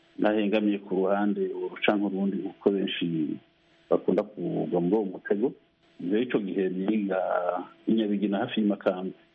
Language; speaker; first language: Rundi; native; Rundi